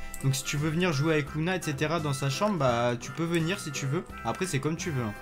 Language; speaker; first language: French; native; French